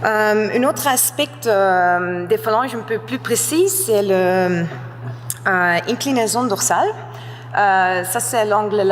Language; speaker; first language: French; non-native, fluent; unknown